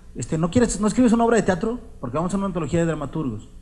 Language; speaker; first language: Spanish; native; Spanish